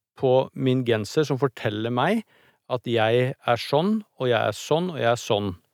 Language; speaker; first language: Norwegian; native; Norwegian